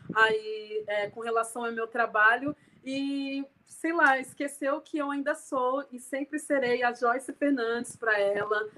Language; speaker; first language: Portuguese; native; Portuguese